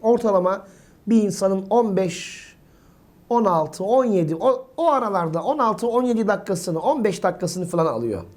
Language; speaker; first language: Turkish; native; Turkish